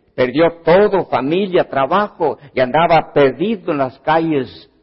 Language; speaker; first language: Spanish; early bilingual, heritage; Spanish